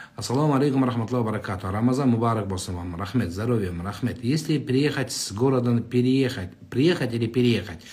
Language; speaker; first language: Russian; non-native, local second language; Kazakh